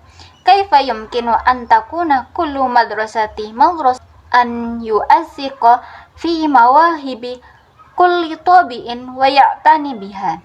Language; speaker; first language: Arabic; non-native, fluent; Indonesian